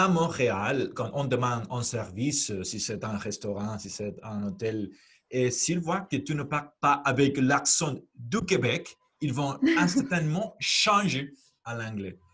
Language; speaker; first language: French; non-native, fluent; Spanish